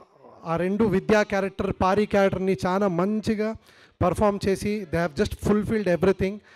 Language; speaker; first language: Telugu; non-native, learner; Kannada